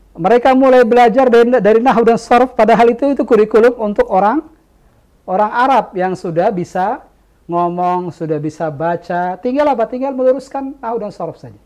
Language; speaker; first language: Indonesian; native; Indonesian